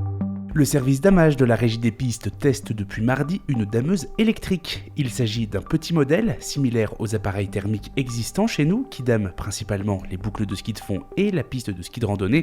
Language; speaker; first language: French; native; French